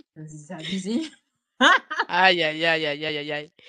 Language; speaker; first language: French; native; French